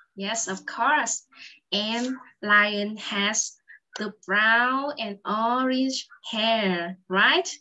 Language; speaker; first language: English; non-native, fluent; Vietnamese